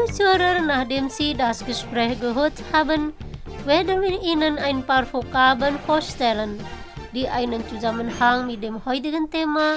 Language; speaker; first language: German; non-native, fluent; Indonesian